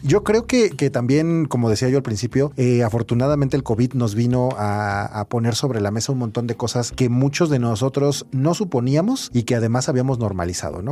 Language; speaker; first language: Spanish; native; Spanish